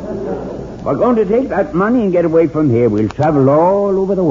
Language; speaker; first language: English; native; English